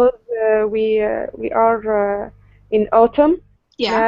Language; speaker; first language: English; non-native, learner; Arabic